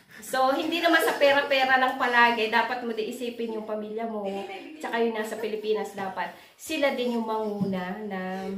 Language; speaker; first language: Filipino; native; Filipino